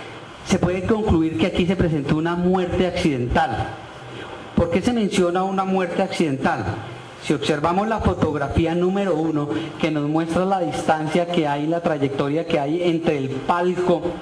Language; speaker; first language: Spanish; native; Spanish